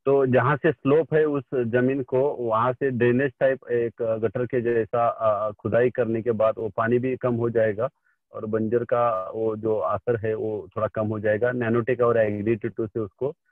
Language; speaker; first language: Hindi; non-native, local second language; Marathi